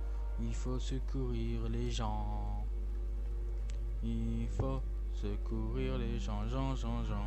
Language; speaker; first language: French; native; French